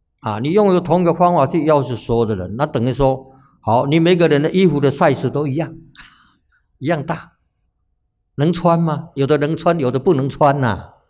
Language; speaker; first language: Chinese; native; Chinese